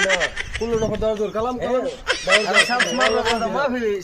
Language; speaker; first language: Arabic; non-native, learner; Bangla